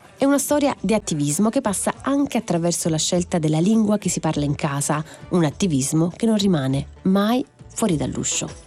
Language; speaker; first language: Italian; native; Italian